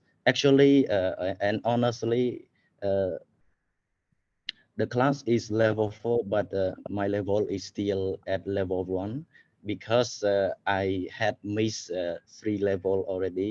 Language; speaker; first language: English; non-native, fluent; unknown